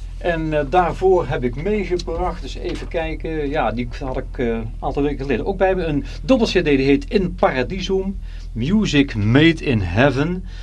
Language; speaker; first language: Dutch; native; Dutch